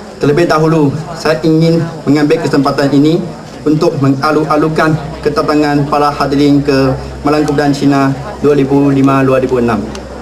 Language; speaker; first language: Malay; non-native, local second language; Chinese